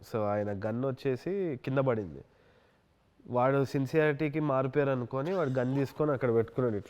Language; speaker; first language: Telugu; native; Telugu